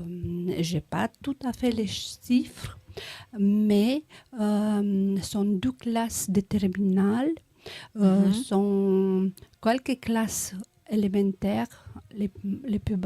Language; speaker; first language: French; non-native, learner; Romanian